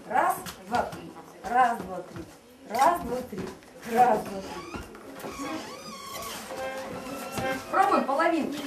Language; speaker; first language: Russian; native; Russian